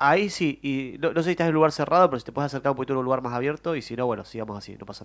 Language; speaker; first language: Spanish; native; Spanish